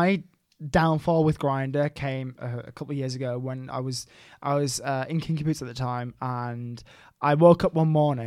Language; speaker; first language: English; native; English